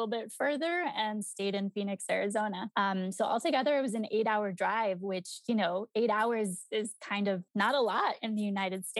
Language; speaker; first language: English; early bilingual, other home language; Spanish